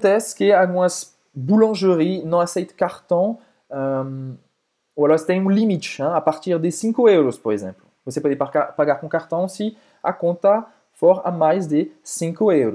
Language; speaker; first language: Portuguese; non-native, fluent; French